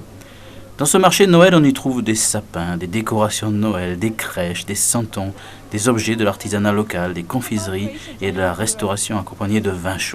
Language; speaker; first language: French; native; French